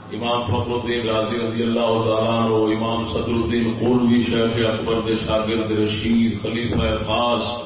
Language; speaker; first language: Urdu; non-native, local second language; Punjabi